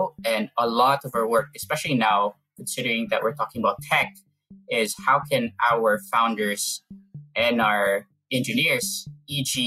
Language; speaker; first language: English; non-native, local second language; Filipino